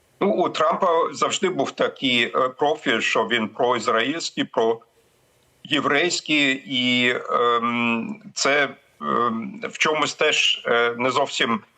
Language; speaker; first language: Ukrainian; non-native, fluent; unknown